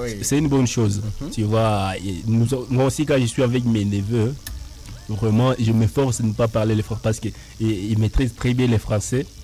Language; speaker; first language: French; non-native, local second language; Nande